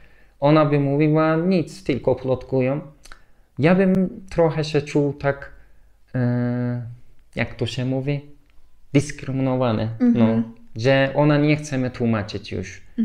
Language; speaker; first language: Polish; non-native, learner; Turkish